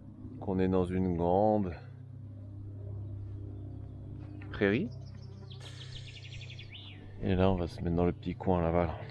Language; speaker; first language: French; native; French